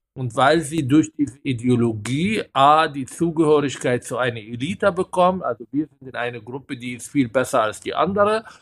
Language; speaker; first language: German; non-native, fluent; Hebrew